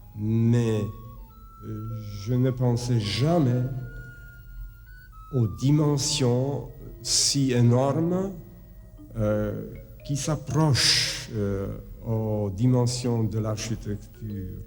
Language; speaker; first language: French; non-native, fluent; Czech